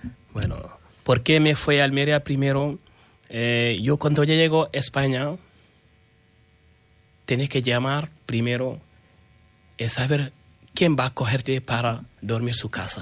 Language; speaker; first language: Spanish; non-native, learner; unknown